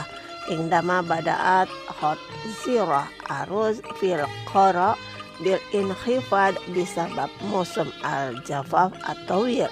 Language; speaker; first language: Arabic; non-native, fluent; Indonesian